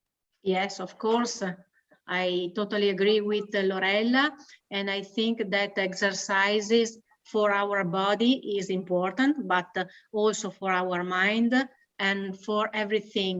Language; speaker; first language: English; non-native, learner; Italian